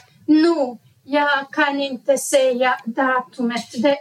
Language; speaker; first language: Swedish; non-native, learner; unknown